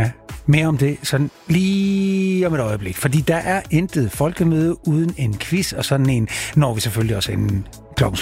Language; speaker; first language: Danish; native; Danish